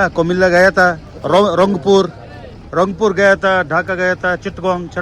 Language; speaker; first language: Hindi; non-native, local second language; Telugu